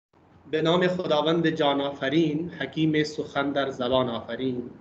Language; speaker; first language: Persian; non-native, fluent; Urdu